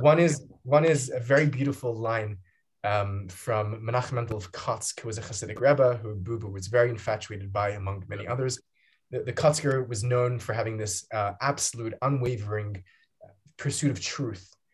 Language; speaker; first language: English; native; English